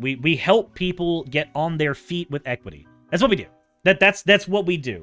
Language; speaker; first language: English; native; English